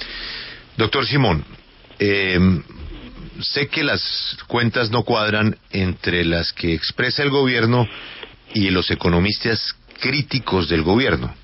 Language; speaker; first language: Spanish; native; Spanish